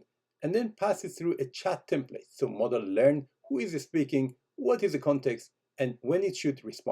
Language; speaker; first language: English; non-native, fluent; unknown